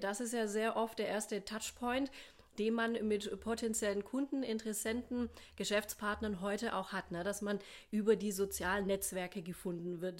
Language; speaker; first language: German; native; German